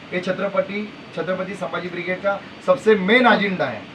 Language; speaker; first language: Hindi; non-native, local second language; Marathi